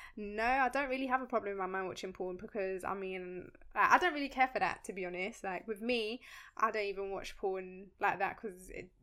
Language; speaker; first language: English; early bilingual, other home language; Spanish